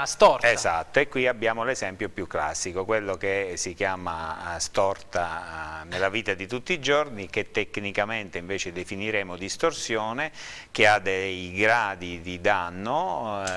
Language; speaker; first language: Italian; native; Italian